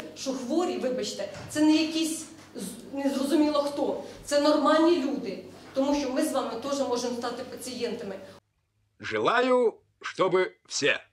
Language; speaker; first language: Ukrainian; native; Ukrainian